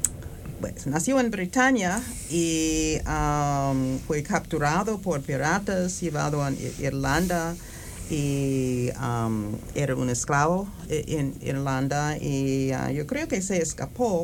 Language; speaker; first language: Spanish; non-native, fluent; English